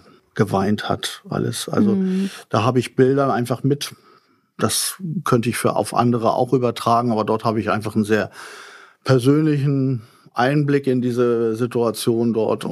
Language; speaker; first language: German; native; German